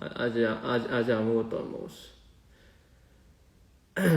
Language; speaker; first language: Korean; non-native, fluent; Chinese